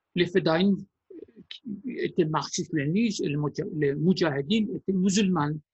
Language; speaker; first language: French; non-native, fluent; Persian